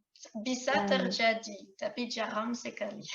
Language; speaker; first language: Indonesian; non-native, fluent; French